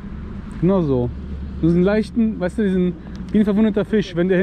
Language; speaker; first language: German; native; German